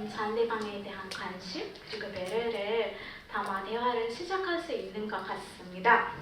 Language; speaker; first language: Korean; non-native, fluent; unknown